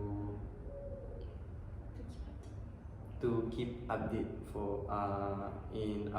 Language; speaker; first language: English; non-native, learner; Malay